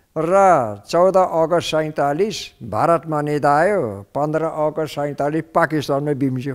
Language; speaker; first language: Nepali; non-native, fluent; English